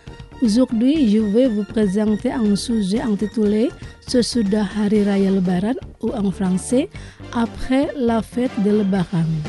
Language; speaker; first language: French; non-native, fluent; Indonesian